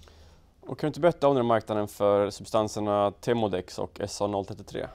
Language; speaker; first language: Swedish; native; Swedish